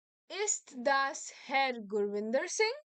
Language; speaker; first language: German; non-native, fluent; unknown